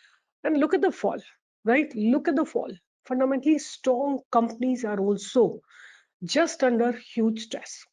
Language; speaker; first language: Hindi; native; Hindi